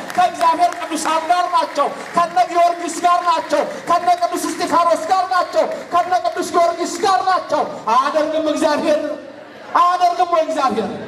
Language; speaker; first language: Amharic; native; Amharic